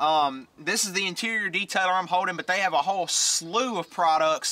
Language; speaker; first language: English; native; English